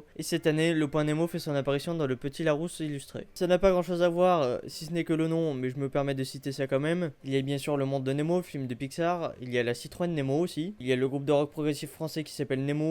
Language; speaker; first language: French; native; French